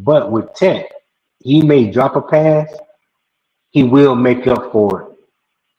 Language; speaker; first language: English; native; English